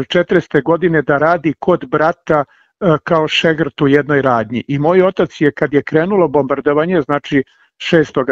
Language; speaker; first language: Serbian; native; Serbian